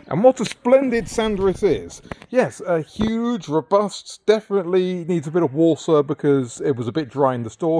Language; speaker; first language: English; native; English